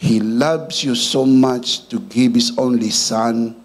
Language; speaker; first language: English; non-native, local second language; Filipino